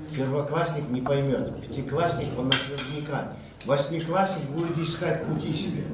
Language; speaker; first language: Russian; non-native, local second language; Kazakh